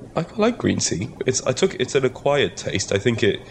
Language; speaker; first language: English; non-native, local second language; Welsh